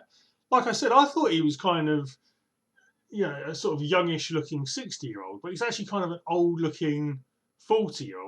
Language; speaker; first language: English; native; English